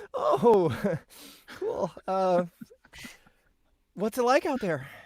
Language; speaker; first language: English; native; English